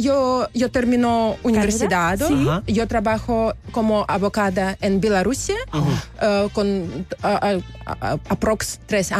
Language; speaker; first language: Spanish; non-native, learner; Belarusian